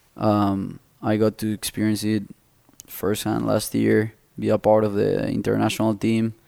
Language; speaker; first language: English; non-native, fluent; Spanish